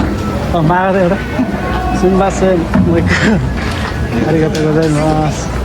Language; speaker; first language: Japanese; non-native, learner; Nepali